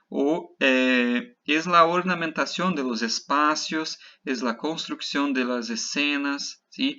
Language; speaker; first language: Spanish; non-native, fluent; Portuguese